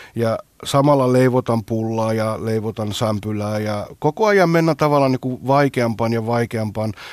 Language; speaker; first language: Finnish; non-native, fluent; Greek